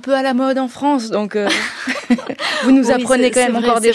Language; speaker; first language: French; native; French